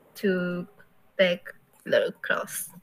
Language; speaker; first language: English; non-native, learner; Chinese